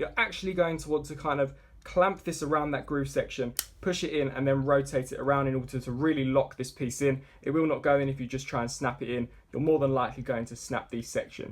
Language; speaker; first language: English; native; English